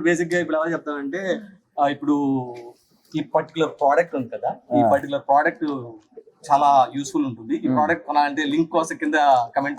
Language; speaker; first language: Telugu; native; Telugu